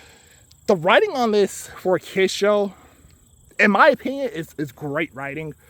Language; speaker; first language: English; native; English